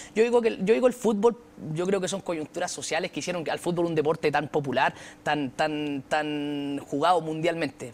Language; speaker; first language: Spanish; native; Spanish